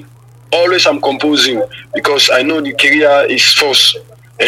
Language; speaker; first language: English; non-native, local second language; Krio